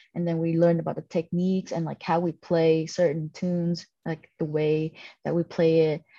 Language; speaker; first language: English; non-native, fluent; Vietnamese